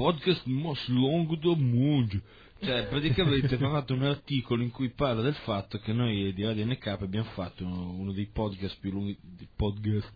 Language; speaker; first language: Italian; native; Italian